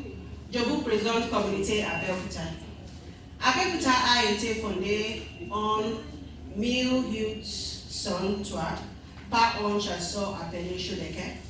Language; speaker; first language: French; non-native, learner; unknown